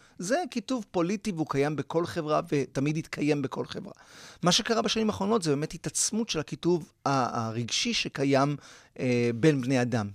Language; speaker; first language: Hebrew; early bilingual, other home language; Spanish